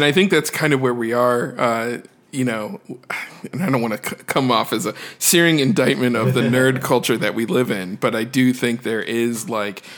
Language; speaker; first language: English; native; English